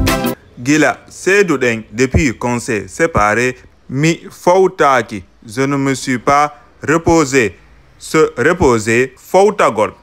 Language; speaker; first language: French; non-native, local second language; Fula